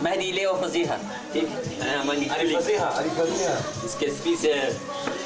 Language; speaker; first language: Danish; non-native, learner; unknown